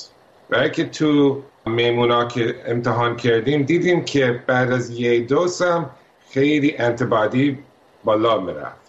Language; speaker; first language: Persian; early bilingual, heritage; Persian